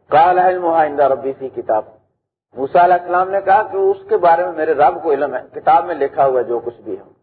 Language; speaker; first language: Urdu; non-native, local second language; Punjabi